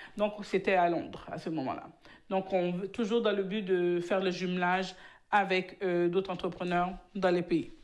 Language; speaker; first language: French; early bilingual, other home language; Haitian Creole